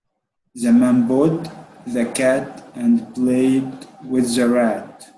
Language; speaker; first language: English; non-native, learner; Arabic